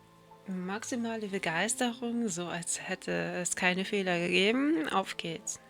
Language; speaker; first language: German; native; German